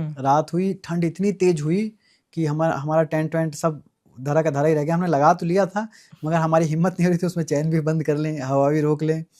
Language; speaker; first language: Hindi; native; Hindi